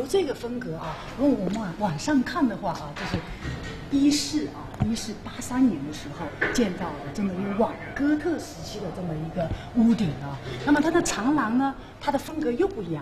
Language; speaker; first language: Chinese; native; Chinese